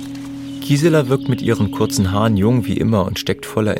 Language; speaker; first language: German; native; German